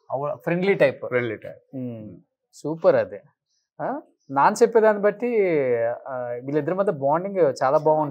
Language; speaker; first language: Telugu; native; Telugu